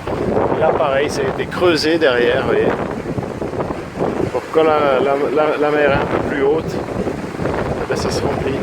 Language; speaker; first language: French; native; French